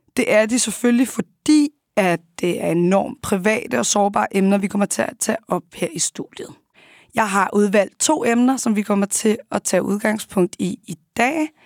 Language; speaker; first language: Danish; early bilingual, other home language; Arabic